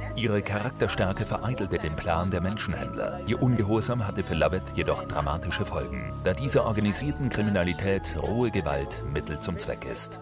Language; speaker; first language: German; native; German